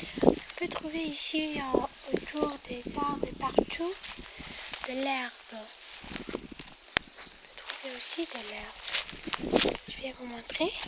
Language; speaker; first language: French; non-native, local second language; Arabic